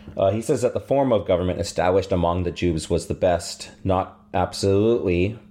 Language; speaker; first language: English; native; English